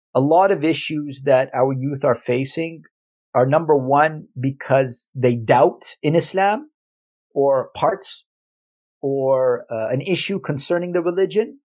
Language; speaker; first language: English; native; English